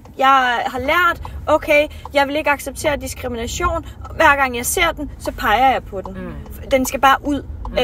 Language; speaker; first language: Danish; early bilingual, other home language; Kurdish